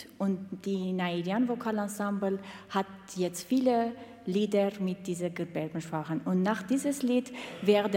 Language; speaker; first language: German; non-native, learner; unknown